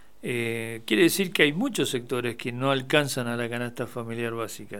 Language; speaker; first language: Spanish; native; Spanish